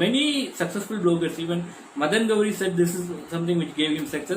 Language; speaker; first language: English; non-native, local second language; Tamil